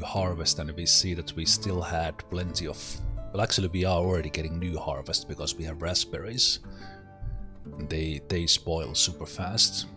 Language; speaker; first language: English; non-native, fluent; Finnish